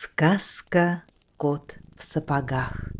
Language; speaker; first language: Russian; native; Russian